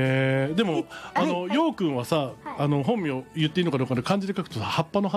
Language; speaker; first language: Japanese; native; Japanese